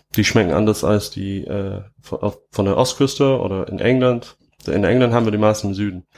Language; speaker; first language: German; non-native, fluent; English